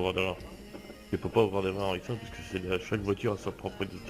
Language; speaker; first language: French; native; French